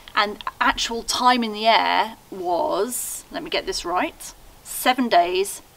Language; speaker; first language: English; native; English